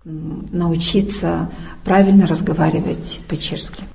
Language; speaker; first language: Czech; non-native, learner; Ukrainian